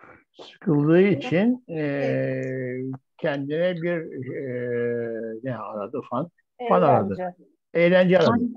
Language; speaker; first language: Turkish; native; Turkish